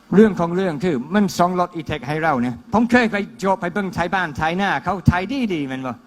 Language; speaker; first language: Thai; non-native, fluent; English